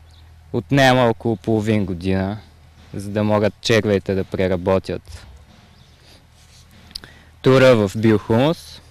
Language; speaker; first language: Bulgarian; native; Bulgarian